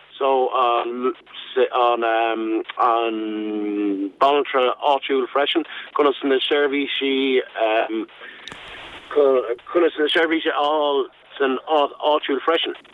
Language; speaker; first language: Irish; non-native, local second language; English